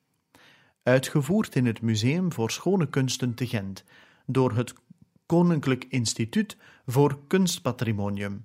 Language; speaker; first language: Dutch; native; Dutch